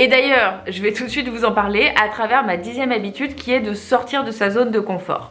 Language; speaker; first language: French; native; French